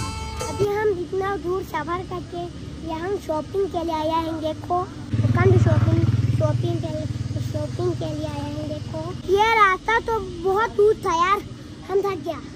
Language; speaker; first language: Hindi; non-native, local second language; Khowar